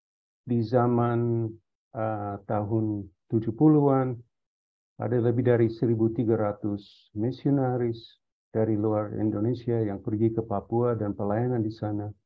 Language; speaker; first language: Indonesian; non-native, fluent; English